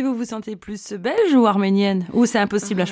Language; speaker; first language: French; native; French